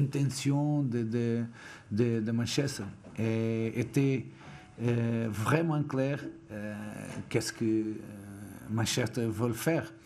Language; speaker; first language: French; non-native, fluent; Portuguese